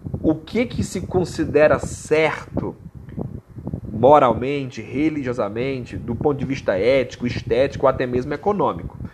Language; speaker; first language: Portuguese; native; Portuguese